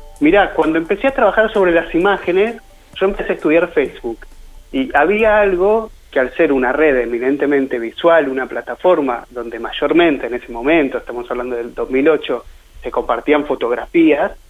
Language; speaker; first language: Spanish; native; Spanish